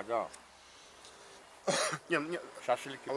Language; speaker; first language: Russian; non-native, fluent; Georgian